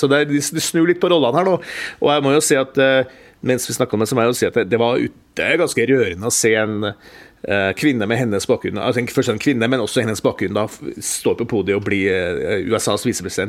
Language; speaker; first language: Norwegian; native; Norwegian